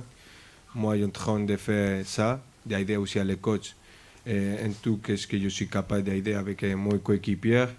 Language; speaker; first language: French; non-native, fluent; Spanish